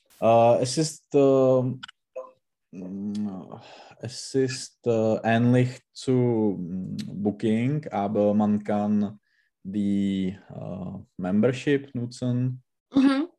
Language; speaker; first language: German; non-native, learner; Czech